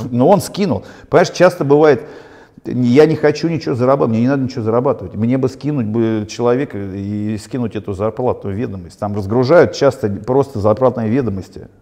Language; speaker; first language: Russian; native; Russian